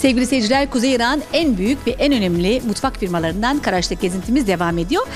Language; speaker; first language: Turkish; native; Turkish